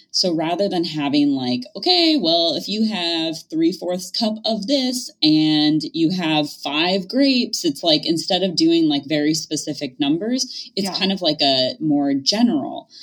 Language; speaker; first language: English; native; English